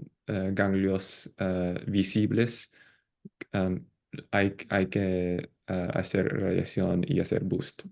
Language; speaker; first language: Spanish; non-native, fluent; English